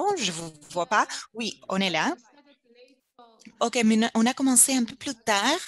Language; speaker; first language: French; non-native, fluent; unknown